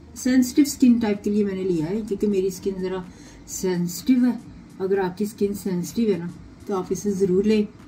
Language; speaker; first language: Urdu; native; Urdu